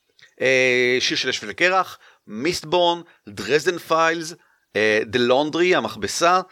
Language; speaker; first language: Hebrew; native; Hebrew